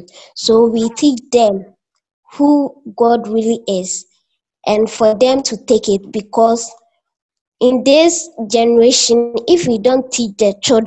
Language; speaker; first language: English; non-native, local second language; Akan